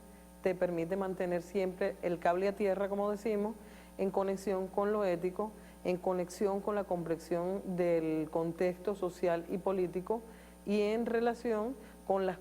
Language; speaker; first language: Spanish; native; Spanish